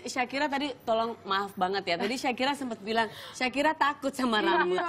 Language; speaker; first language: Indonesian; native; Indonesian